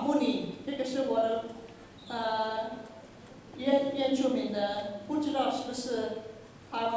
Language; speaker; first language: Chinese; early bilingual, other home language; English